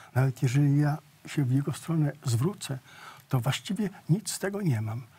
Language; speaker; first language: Polish; native; Polish